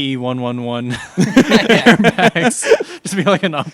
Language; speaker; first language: English; native; English